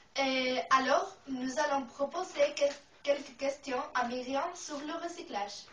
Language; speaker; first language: French; non-native, learner; Spanish